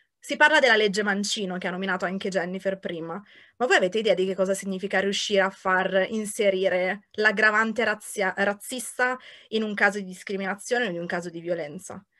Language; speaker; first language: Italian; native; Italian